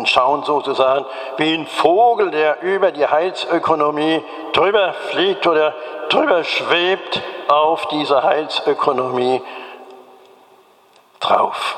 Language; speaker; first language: German; native; German